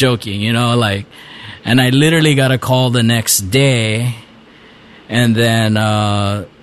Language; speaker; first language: English; native; English